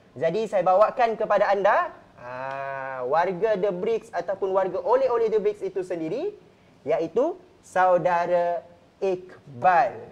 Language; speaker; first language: Malay; native; Malay